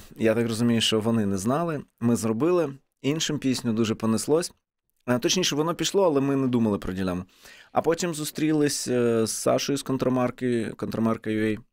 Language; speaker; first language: Ukrainian; non-native, local second language; Russian